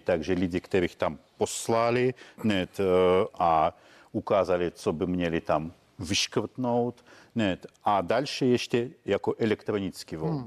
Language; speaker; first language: Czech; non-native, fluent; Russian